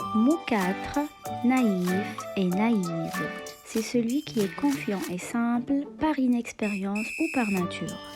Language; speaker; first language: French; non-native, local second language; Arabic